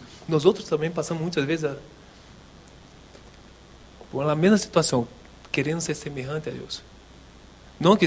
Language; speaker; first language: Spanish; non-native, local second language; Portuguese